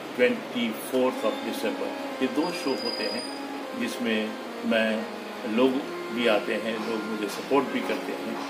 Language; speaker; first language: Hindi; non-native, local second language; Gujarati